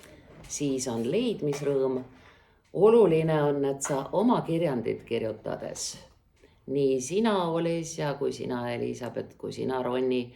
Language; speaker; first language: Estonian; native; Estonian